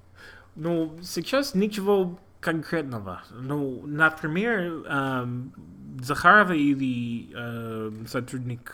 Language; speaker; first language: Russian; non-native, learner; English